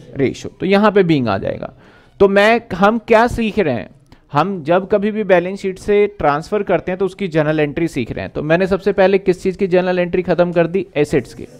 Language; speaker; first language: Hindi; native; Hindi